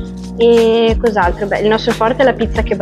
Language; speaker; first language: Italian; native; Italian